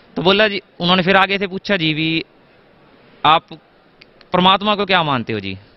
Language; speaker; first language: Hindi; native; Hindi